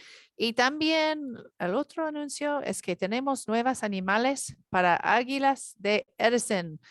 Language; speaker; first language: Spanish; non-native, learner; English